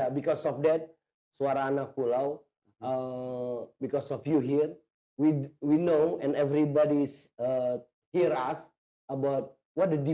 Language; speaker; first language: English; non-native, learner; Indonesian